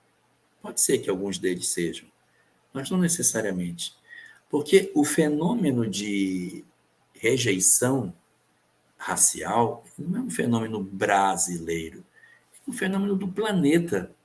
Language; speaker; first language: Portuguese; native; Portuguese